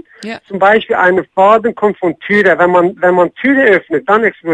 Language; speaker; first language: German; non-native, learner; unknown